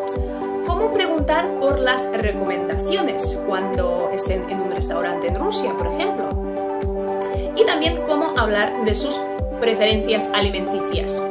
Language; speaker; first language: Spanish; non-native, fluent; Russian